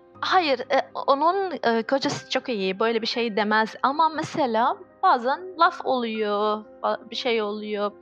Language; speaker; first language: Turkish; non-native, learner; Arabic